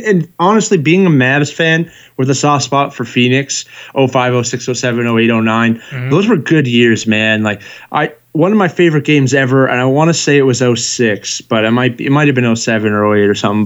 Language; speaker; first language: English; native; English